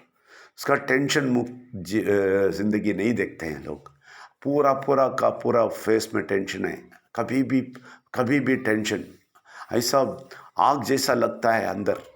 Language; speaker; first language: Hindi; non-native, local second language; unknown